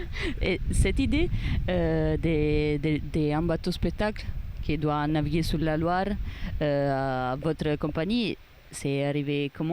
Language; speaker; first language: French; non-native, learner; Italian